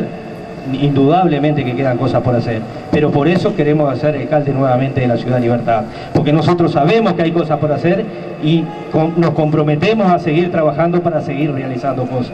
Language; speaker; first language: Spanish; native; Spanish